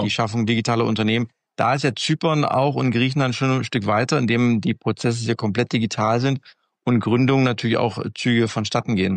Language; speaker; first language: German; native; German